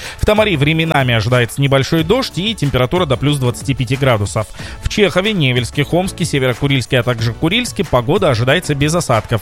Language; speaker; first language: Russian; native; Russian